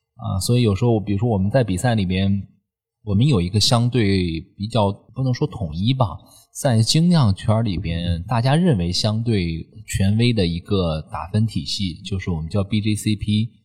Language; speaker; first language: Chinese; native; Chinese